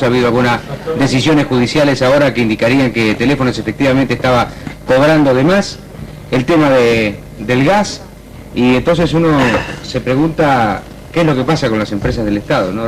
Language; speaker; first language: Spanish; native; Spanish